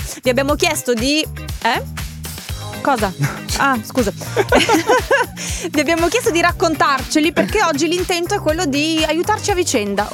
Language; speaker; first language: Italian; native; Italian